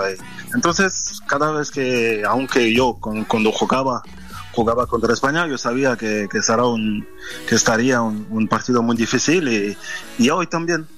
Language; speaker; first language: Spanish; non-native, learner; French